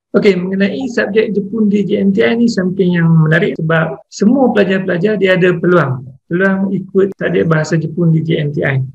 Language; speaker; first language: Malay; native; Malay